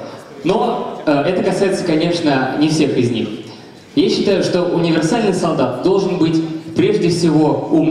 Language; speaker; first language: Russian; native; Russian